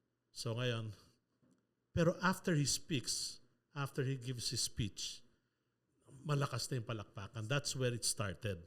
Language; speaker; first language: English; non-native, local second language; Filipino